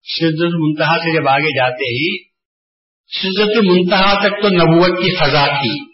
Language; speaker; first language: Urdu; native; Urdu